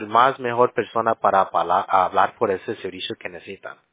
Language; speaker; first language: Spanish; early bilingual, heritage; Spanish